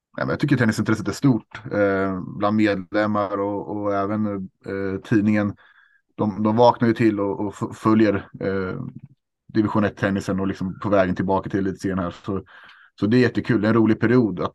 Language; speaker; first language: Swedish; native; Swedish